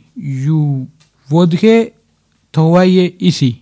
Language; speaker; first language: French; non-native, learner; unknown